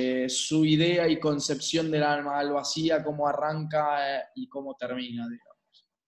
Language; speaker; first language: Spanish; native; Spanish